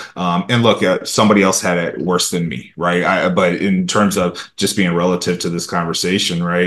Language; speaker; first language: English; early bilingual, other home language; Romanian